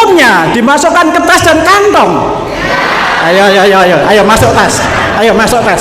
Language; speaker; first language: Indonesian; native; Indonesian